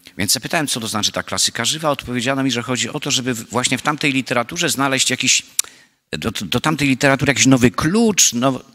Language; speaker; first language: Polish; native; Polish